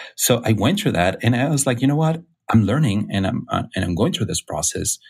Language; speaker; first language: English; non-native, fluent; Spanish